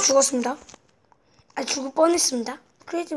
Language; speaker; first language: Korean; native; Korean